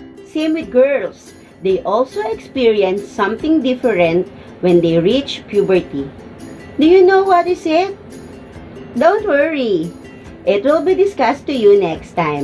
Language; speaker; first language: English; non-native, local second language; Filipino